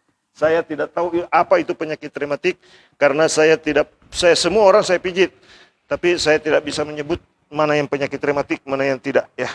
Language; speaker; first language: Indonesian; native; Indonesian